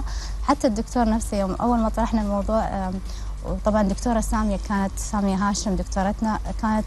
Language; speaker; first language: Arabic; native; Arabic